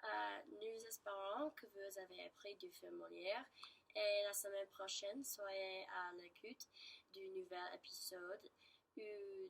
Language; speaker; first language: French; non-native, learner; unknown